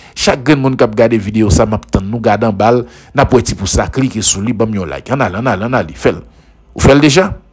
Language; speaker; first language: French; non-native, local second language; Haitian Creole